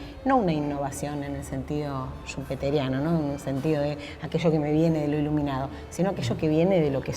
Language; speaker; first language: Spanish; native; Spanish